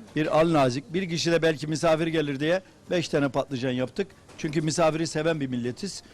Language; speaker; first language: Turkish; native; Turkish